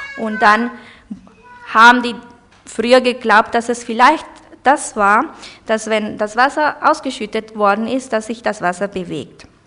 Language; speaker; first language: German; early bilingual, heritage; German